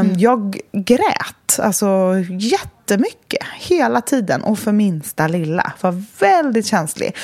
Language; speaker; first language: Swedish; native; Swedish